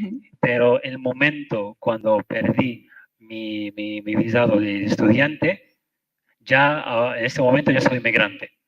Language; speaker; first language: Spanish; non-native, fluent; Arabic